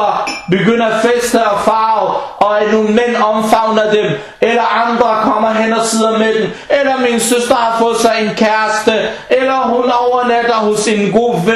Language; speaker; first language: Danish; non-native, fluent; Arabic